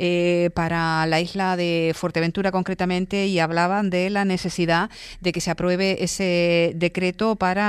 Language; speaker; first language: Spanish; native; Spanish